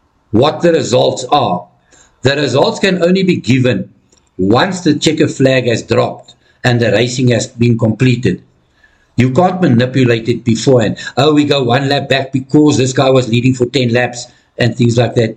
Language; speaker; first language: English; non-native, local second language; Afrikaans